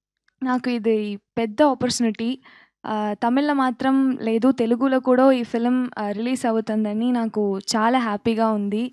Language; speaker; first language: Telugu; non-native, learner; Tamil